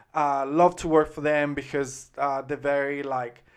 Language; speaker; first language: English; non-native, fluent; Italian